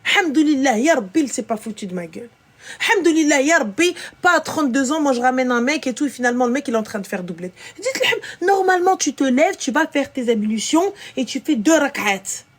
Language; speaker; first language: French; early bilingual, other home language; Arabic